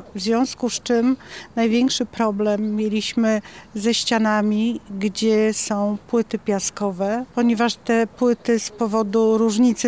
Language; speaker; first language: Polish; native; Polish